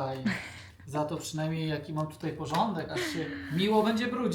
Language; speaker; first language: Polish; native; Polish